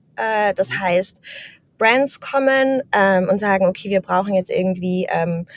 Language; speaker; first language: German; native; German